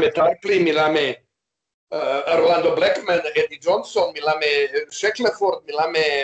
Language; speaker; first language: Greek; non-native, learner; Serbian